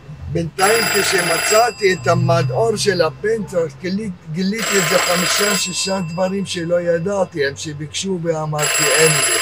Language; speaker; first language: Hebrew; early bilingual, other home language; Arabic